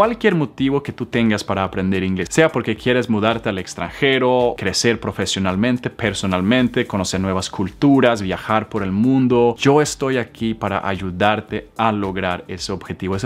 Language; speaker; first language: Spanish; non-native, fluent; Swedish